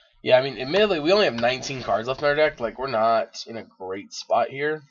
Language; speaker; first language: English; native; English